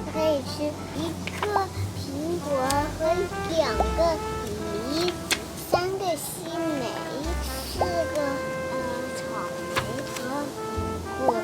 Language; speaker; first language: Chinese; early bilingual, heritage; Chinese